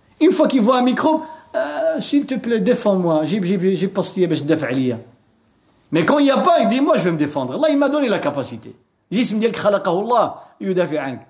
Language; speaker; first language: French; non-native, local second language; Arabic